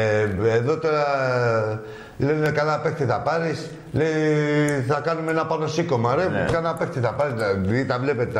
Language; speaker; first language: Greek; native; Greek